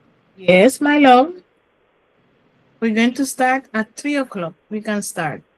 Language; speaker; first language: English; non-native, learner; Spanish